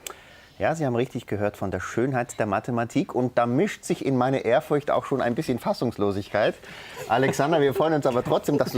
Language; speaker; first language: German; native; German